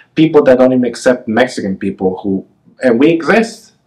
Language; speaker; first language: English; native; English